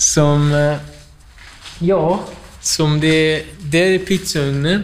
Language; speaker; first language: Swedish; non-native, fluent; Kurdish